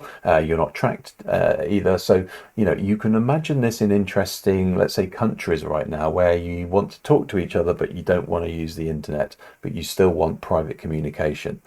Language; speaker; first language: English; native; English